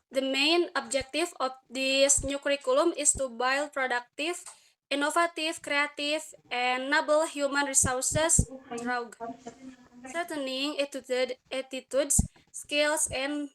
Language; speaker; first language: English; non-native, learner; Indonesian